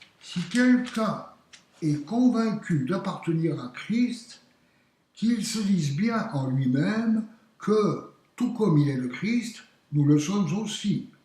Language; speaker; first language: French; native; French